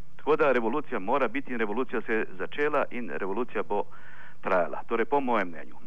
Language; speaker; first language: Slovenian; non-native, fluent; Ukrainian